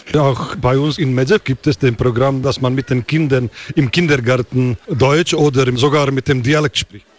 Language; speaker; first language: German; non-native, local second language; Slovak